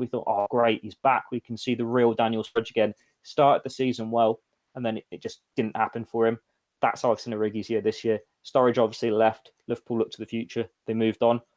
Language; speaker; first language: English; native; English